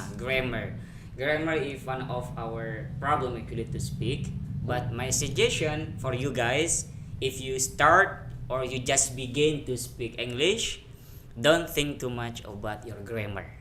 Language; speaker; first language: English; non-native, fluent; Indonesian